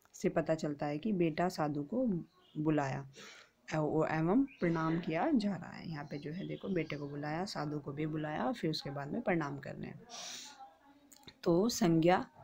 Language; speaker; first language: Hindi; native; Hindi